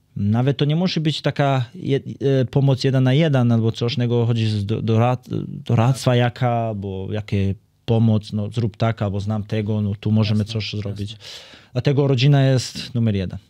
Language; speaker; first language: Polish; non-native, fluent; Serbian